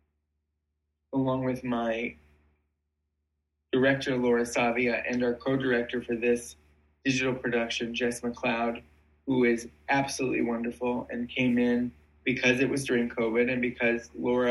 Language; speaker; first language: English; native; English